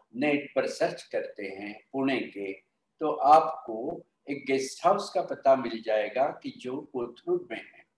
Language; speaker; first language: Hindi; non-native, local second language; Marathi